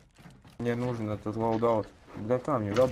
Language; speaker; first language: Russian; non-native, local second language; Latvian